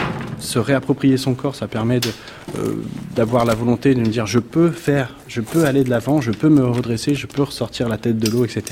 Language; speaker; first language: French; native; French